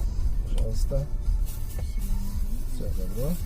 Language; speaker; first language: Russian; non-native, local second language; Uzbek